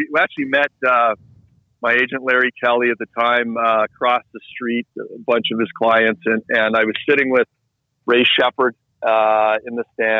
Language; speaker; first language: English; native; English